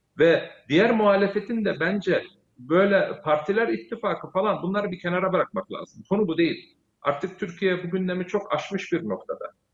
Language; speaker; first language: Turkish; early bilingual, heritage; Turkish